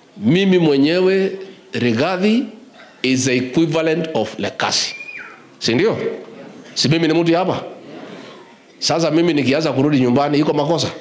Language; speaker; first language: Swahili; non-native, local second language; Kikuyu